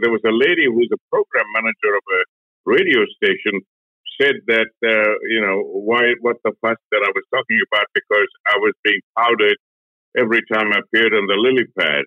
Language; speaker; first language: English; non-native, local second language; Tamil